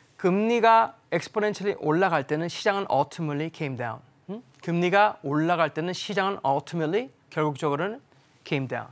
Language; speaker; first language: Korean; early bilingual, heritage; Korean